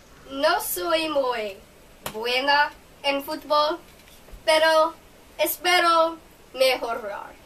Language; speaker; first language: Spanish; non-native, learner; English